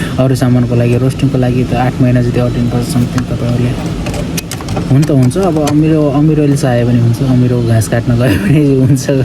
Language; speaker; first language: Nepali; native; Nepali